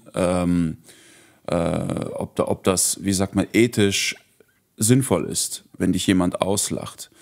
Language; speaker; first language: German; early bilingual, heritage; Russian